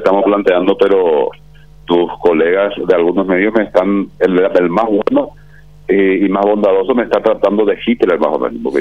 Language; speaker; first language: Spanish; native; Spanish